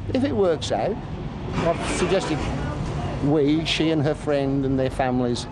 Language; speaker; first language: English; native; English